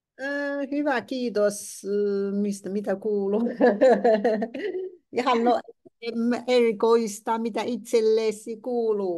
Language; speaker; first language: Finnish; non-native, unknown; Chinese